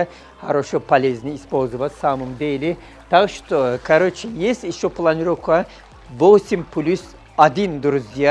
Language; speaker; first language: Russian; non-native, learner; Turkish